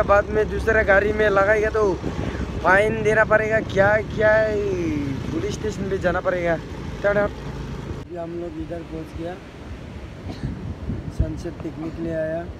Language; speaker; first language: Hindi; non-native, local second language; Garo